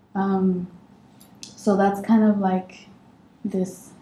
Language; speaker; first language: English; non-native, fluent; Arabic